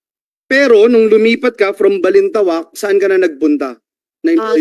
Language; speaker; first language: Filipino; native; Filipino